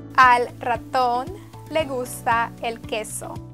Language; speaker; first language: English; early bilingual, other home language; Spanish